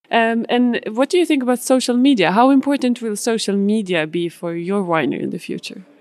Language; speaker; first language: English; non-native, fluent; Swedish